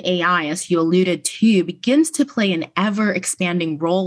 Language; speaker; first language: English; non-native, local second language; Filipino